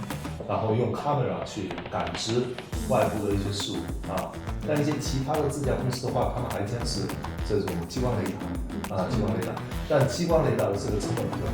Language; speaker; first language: Chinese; native; Chinese